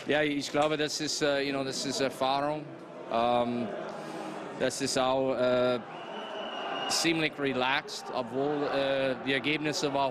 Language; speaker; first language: German; non-native, fluent; English